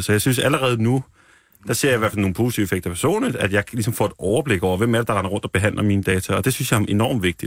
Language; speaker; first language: Danish; native; Danish